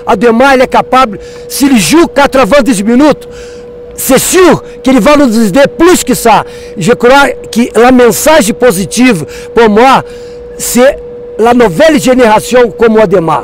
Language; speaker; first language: French; non-native, fluent; Portuguese